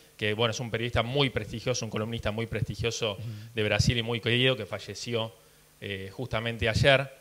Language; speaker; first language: Spanish; early bilingual, heritage; Spanish